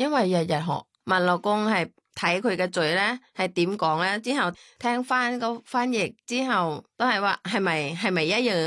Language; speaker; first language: Cantonese; non-native, learner; Thai